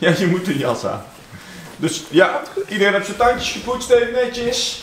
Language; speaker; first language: Dutch; native; Dutch